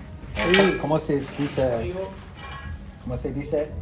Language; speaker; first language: Spanish; non-native, learner; English